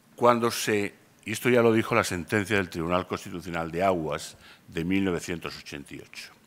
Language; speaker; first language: Spanish; native; Spanish